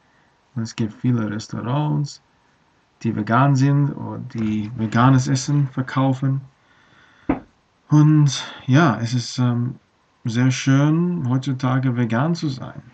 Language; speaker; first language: German; non-native, learner; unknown